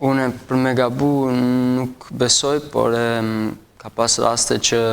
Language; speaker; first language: Albanian; early bilingual, heritage; Albanian